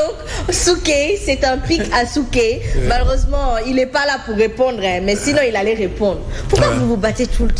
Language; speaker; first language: French; non-native, local second language; Wolof